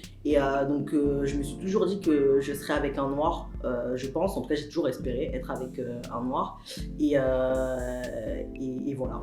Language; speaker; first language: French; native; French